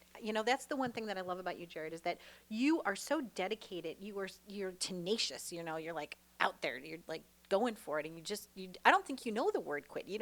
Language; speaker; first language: English; native; English